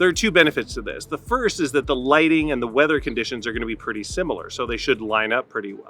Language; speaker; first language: English; native; English